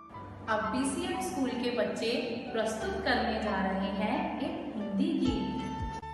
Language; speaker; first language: Hindi; native; Hindi